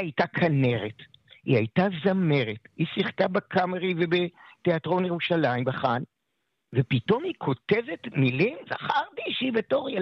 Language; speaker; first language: Hebrew; native; Hebrew